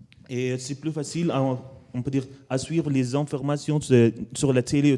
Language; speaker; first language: French; non-native, learner; Arabic